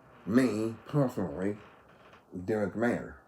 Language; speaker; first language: English; native; English